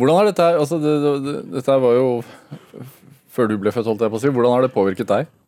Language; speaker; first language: Norwegian; native; Norwegian